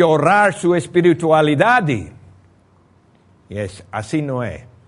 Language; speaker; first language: Portuguese; non-native, fluent; Spanish